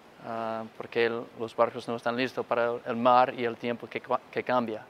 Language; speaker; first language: Spanish; non-native, fluent; English